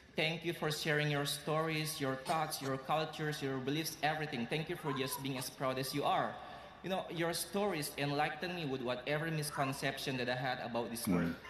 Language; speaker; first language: English; non-native, fluent; Indonesian